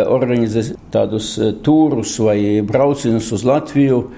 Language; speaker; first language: Latvian; non-native, local second language; Russian